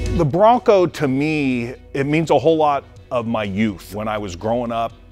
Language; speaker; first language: English; native; English